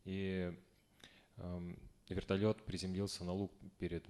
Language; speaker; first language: Russian; native; Russian